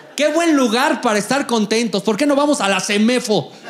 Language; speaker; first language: Spanish; native; Spanish